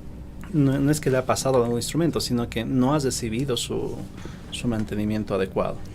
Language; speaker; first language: Spanish; native; Spanish